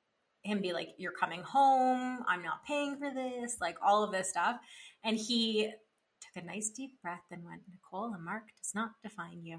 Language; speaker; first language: English; native; English